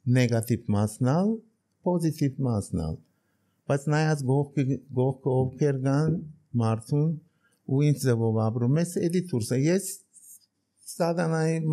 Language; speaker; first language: Armenian; early bilingual, heritage; Armenian